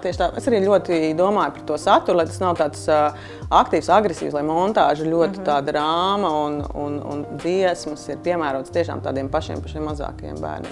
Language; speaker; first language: Latvian; native; Latvian